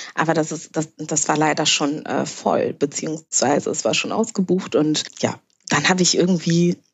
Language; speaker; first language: German; early bilingual, other home language; Kinyarwanda